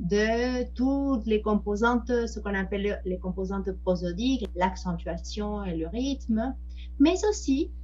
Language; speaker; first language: French; non-native, fluent; Spanish